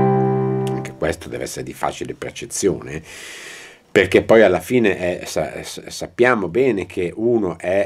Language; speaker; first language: Italian; native; Italian